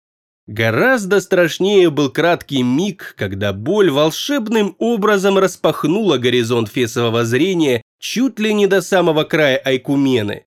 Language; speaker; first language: Russian; native; Russian